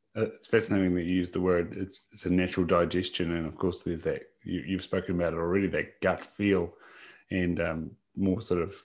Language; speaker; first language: English; native; English